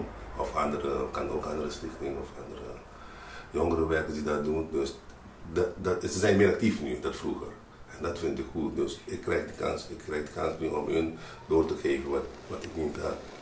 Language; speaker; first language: Dutch; non-native, fluent; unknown